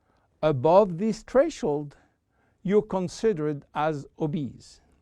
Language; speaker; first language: English; non-native, fluent; French